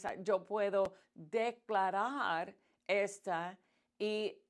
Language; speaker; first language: Spanish; non-native, fluent; English